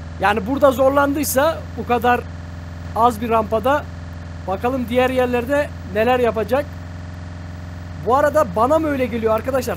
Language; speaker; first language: Turkish; native; Turkish